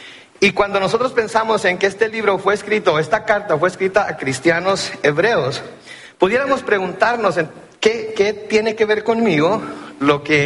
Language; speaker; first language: Spanish; early bilingual, heritage; Spanish